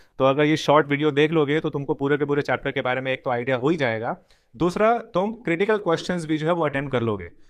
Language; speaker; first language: Hindi; native; Hindi